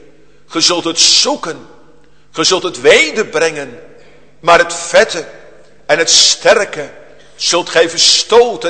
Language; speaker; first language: Dutch; native; Dutch